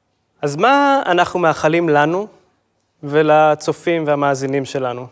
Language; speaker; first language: Hebrew; native; Hebrew